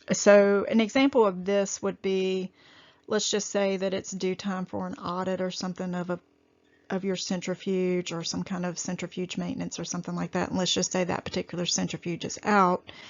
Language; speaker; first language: English; native; English